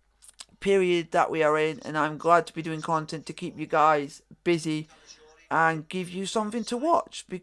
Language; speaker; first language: English; native; English